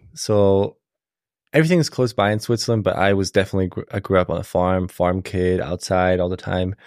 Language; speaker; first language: English; non-native, fluent; German